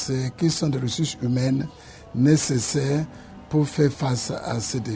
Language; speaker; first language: French; non-native, fluent; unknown